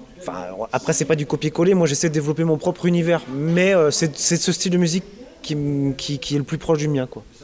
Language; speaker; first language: French; native; French